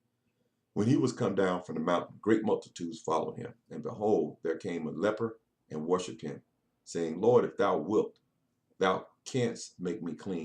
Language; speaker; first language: English; native; English